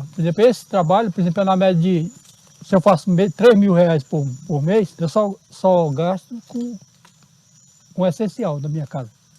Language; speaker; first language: Portuguese; native; Portuguese